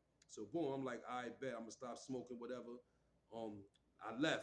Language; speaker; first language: English; native; English